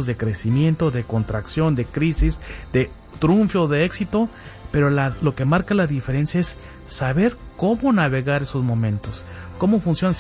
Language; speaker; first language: Spanish; early bilingual, heritage; Spanish